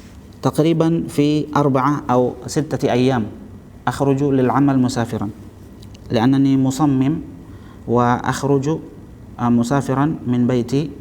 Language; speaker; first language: Arabic; non-native, fluent; Indonesian